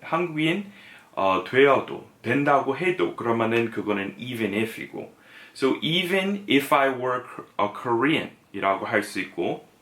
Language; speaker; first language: Korean; non-native, fluent; English